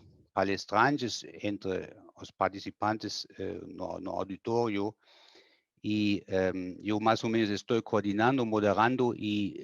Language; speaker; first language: Portuguese; non-native, fluent; German